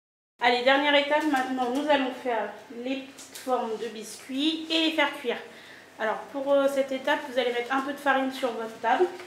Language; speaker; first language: French; native; French